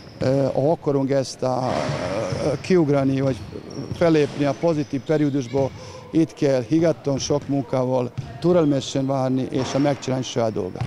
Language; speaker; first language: Hungarian; non-native, learner; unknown